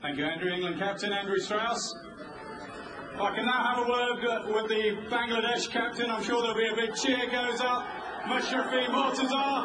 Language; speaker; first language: English; native; English